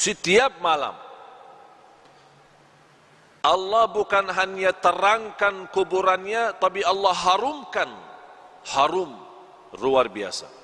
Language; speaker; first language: Indonesian; non-native, fluent; Arabic